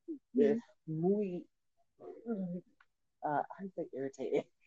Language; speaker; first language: Spanish; non-native, learner; English